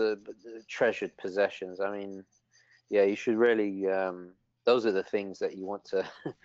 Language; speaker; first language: English; non-native, local second language; Italian